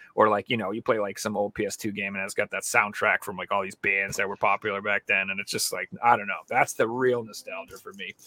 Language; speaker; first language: English; native; English